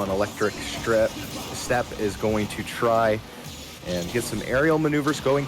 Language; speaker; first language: English; native; English